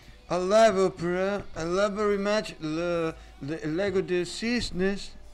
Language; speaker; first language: English; non-native, learner; Spanish